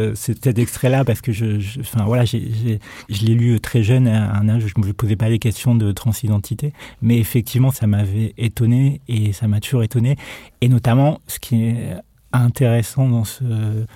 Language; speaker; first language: French; native; French